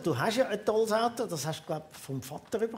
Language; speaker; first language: German; native; German